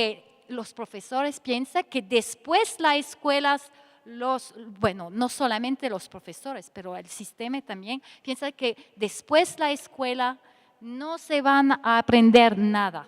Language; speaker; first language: Spanish; non-native, fluent; French